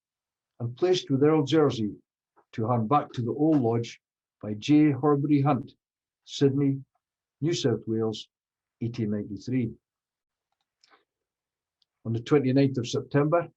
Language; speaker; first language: English; native; English